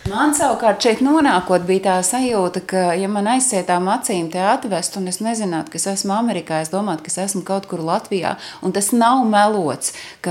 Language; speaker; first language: Latvian; native; Latvian